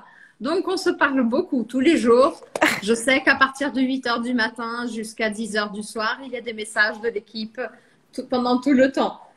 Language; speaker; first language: French; non-native, fluent; Portuguese